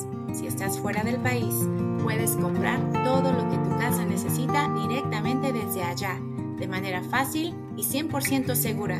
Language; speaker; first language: Spanish; native; Spanish